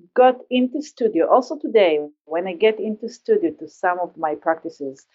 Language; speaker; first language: English; non-native, learner; Hebrew